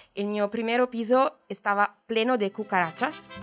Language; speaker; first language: Spanish; non-native, learner; Italian